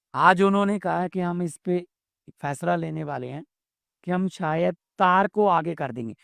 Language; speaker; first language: Hindi; non-native, local second language; Punjabi